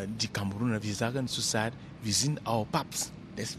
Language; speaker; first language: German; non-native, fluent; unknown